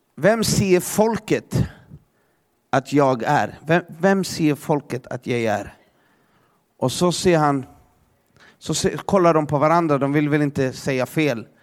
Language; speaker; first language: Swedish; native; Swedish